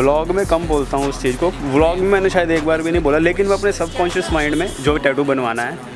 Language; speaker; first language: Hindi; non-native, local second language; Punjabi